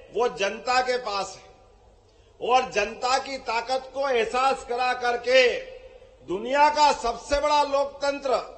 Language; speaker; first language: Hindi; native; Hindi